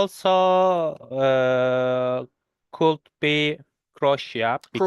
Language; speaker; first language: English; non-native, learner; Turkish